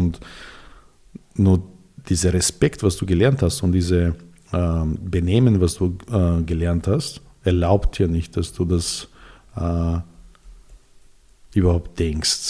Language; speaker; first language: German; non-native, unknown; Serbian